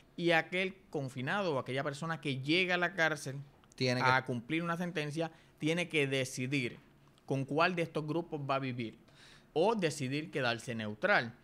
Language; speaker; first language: Spanish; native; Spanish